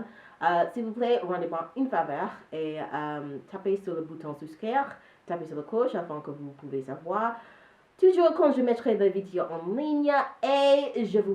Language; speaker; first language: French; non-native, learner; English